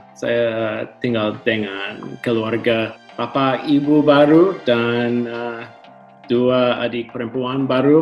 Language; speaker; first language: Indonesian; non-native, learner; English